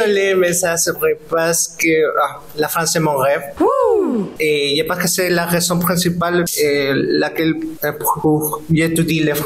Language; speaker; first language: French; non-native, fluent; Spanish